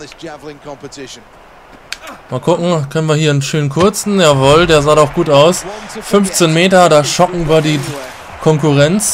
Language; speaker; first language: German; native; German